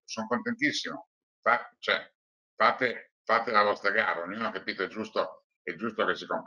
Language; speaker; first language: Italian; native; Italian